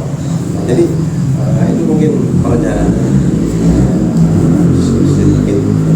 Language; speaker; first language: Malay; non-native, local second language; Javanese